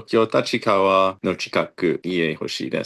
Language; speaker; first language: Japanese; non-native, learner; English